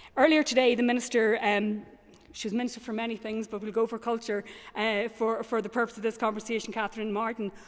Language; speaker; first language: English; native; English